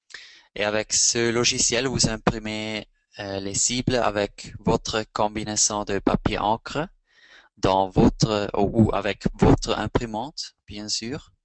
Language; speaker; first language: French; non-native, fluent; Spanish